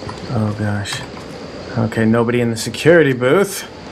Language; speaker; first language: English; native; English